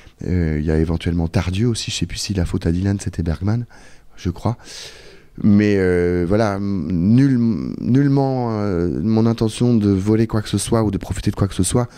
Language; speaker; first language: French; native; French